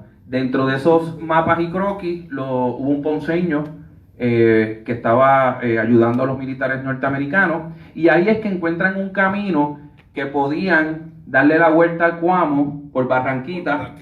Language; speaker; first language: Spanish; native; Spanish